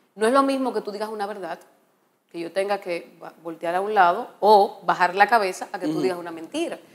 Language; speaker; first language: Spanish; native; Spanish